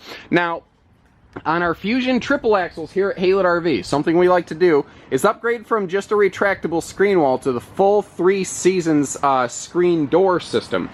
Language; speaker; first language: English; native; English